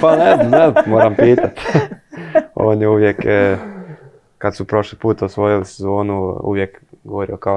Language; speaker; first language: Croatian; early bilingual, heritage; Croatian